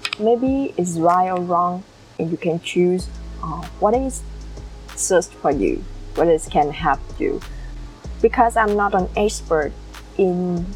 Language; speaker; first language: English; non-native, learner; Vietnamese